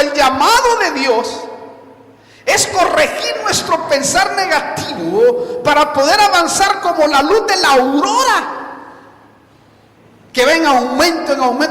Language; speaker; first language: Spanish; native; Spanish